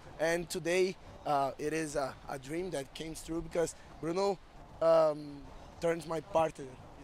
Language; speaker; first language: English; non-native, fluent; Portuguese